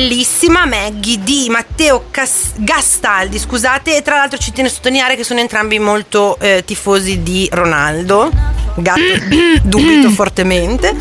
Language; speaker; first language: Italian; native; Italian